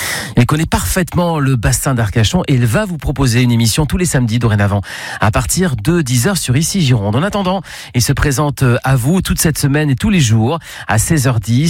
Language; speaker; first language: French; native; French